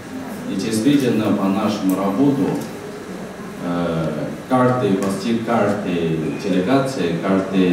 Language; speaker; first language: Russian; non-native, fluent; Chinese